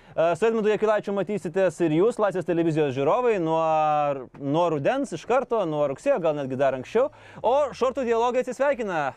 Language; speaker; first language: Lithuanian; native; Lithuanian